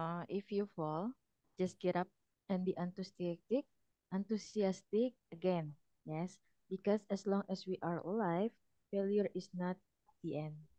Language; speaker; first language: English; non-native, learner; Indonesian